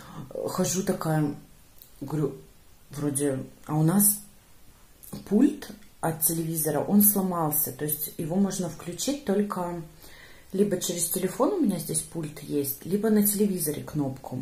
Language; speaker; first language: Russian; native; Russian